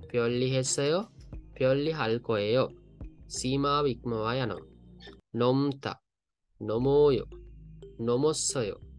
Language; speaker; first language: Korean; non-native, learner; Sinhala